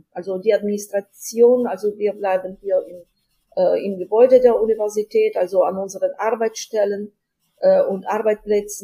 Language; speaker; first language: German; non-native, fluent; Ukrainian